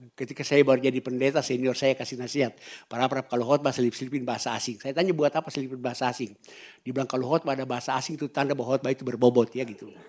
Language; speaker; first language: Indonesian; native; Indonesian